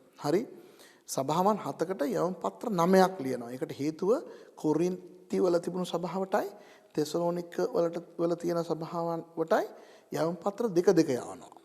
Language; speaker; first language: Sinhala; non-native, local second language; Tamil